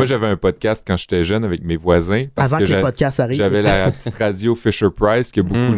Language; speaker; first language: French; native; French